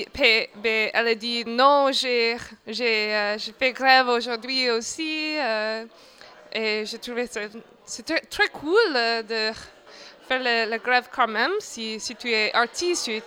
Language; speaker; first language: French; non-native, fluent; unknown